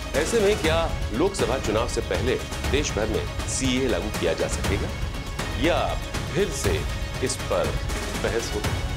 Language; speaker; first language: Hindi; native; Hindi